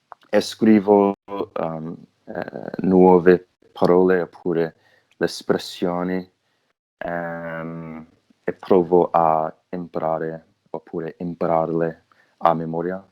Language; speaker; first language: Italian; non-native, learner; English